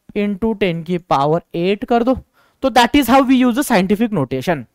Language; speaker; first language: Hindi; non-native, local second language; Marathi